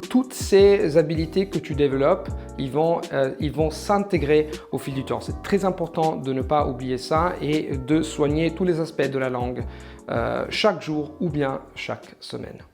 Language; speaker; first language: French; non-native, fluent; Italian